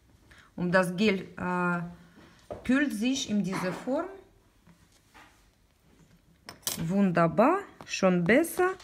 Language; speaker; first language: German; non-native, learner; Russian